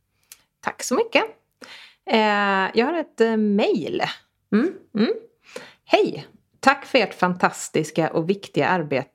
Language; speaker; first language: Swedish; native; Swedish